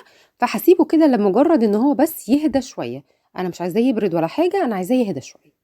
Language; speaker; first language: Arabic; native; Arabic